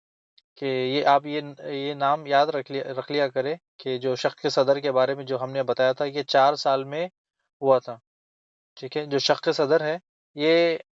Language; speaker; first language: Urdu; native; Urdu